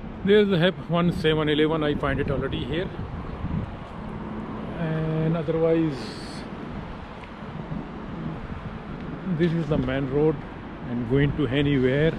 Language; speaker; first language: English; non-native, learner; Urdu